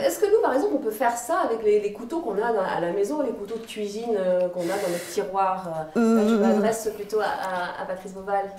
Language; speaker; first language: French; native; French